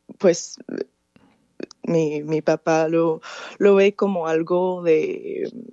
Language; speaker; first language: Spanish; non-native, fluent; English